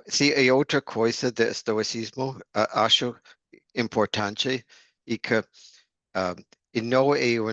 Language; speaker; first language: Portuguese; non-native, learner; English